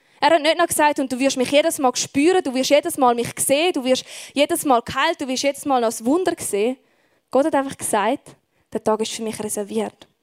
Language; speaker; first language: German; native; German